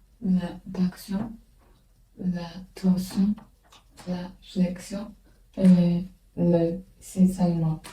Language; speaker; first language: French; non-native, learner; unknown